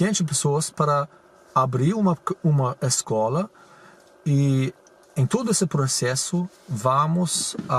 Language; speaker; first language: Portuguese; non-native, fluent; German